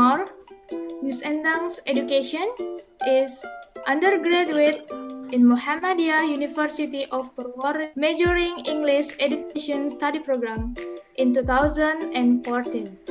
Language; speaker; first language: English; non-native, learner; Indonesian